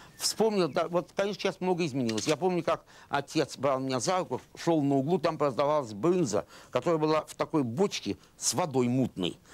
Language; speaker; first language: Russian; native; Russian